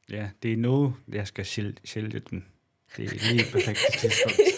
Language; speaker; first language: Danish; non-native, local second language; Kalaallisut